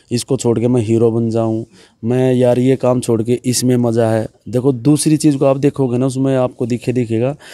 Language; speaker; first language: Hindi; native; Hindi